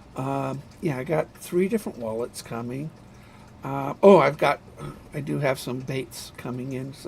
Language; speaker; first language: English; native; English